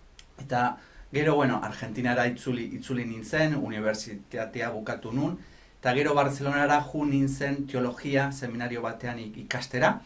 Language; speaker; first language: Basque; non-native, fluent; Spanish